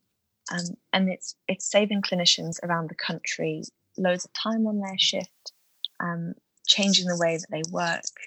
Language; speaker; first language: English; native; English